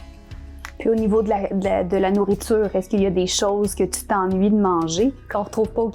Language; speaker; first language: French; native; French